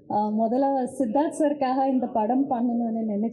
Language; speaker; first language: Tamil; non-native, learner; Kannada